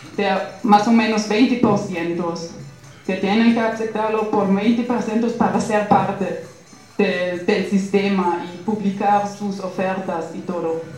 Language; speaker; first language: Spanish; non-native, fluent; German